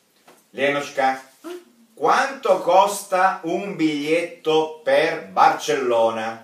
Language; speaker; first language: Italian; non-native, fluent; Russian